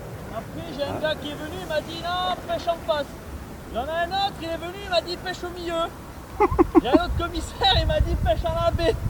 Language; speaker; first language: French; native; French